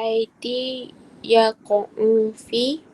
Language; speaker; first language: Arabic; non-native, learner; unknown